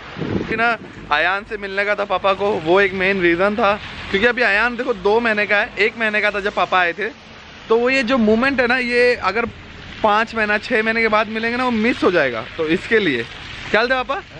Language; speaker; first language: Hindi; native; Hindi